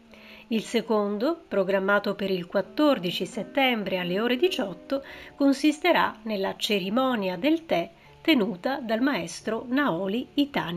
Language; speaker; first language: Italian; native; Italian